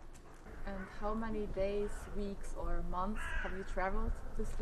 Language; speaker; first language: English; non-native, fluent; Slovenian